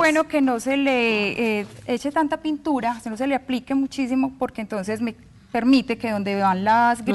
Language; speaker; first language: Spanish; native; Spanish